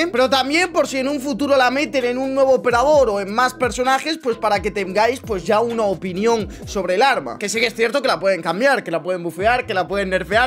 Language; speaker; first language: Spanish; native; Spanish